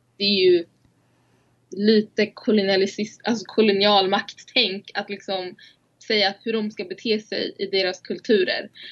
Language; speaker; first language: Swedish; early bilingual, other home language; Somali